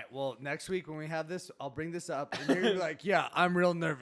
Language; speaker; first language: English; native; English